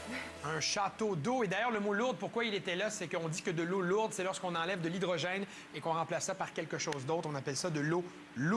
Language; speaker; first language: French; native; French